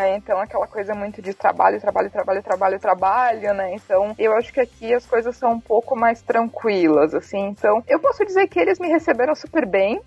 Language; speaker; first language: Portuguese; native; Portuguese